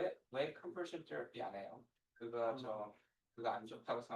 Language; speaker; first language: Korean; non-native, learner; English